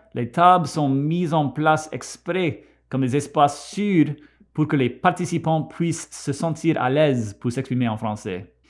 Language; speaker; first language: French; non-native, local second language; English